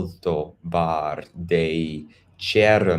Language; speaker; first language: Italian; non-native, learner; English